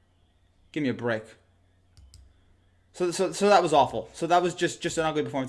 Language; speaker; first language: English; native; English